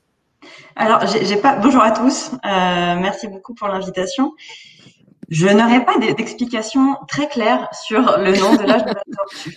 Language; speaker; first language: French; native; French